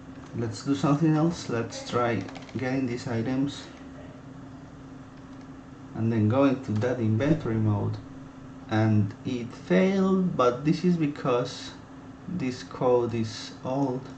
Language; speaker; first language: English; non-native, fluent; Spanish